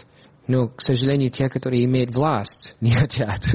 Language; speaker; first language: Russian; non-native, fluent; English